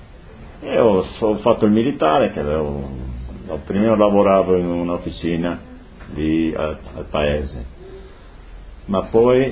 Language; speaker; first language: Italian; non-native, local second language; Friulian